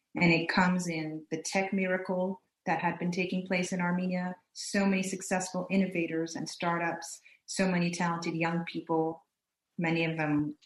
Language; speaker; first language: English; early bilingual, other home language; Turkish